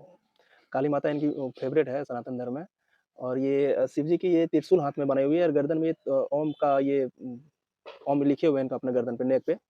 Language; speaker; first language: Hindi; native; Hindi